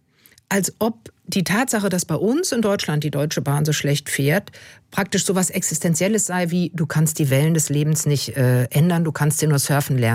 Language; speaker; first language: German; native; German